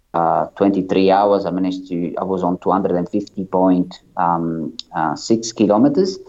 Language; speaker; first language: English; non-native, fluent; Italian